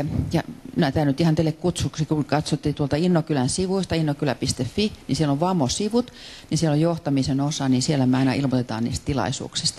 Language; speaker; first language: Finnish; native; Finnish